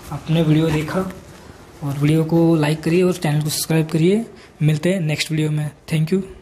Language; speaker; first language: Hindi; non-native, local second language; Marathi